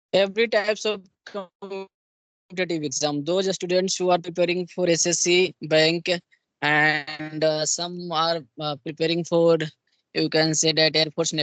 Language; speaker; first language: English; non-native, local second language; Hindi